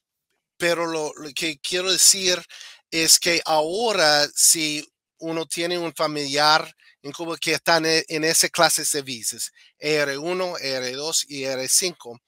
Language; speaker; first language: Spanish; non-native, fluent; English